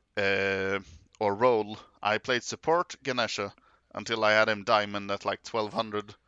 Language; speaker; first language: English; non-native, fluent; Norwegian